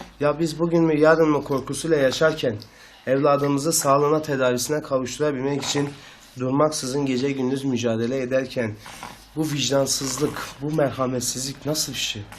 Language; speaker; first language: Turkish; native; Turkish